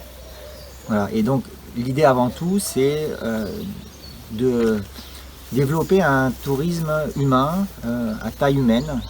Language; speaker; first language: French; native; French